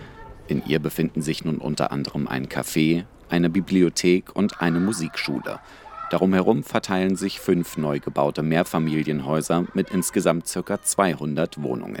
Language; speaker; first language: German; native; German